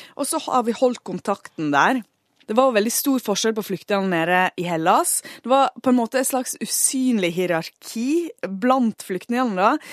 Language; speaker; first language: Norwegian; native; Norwegian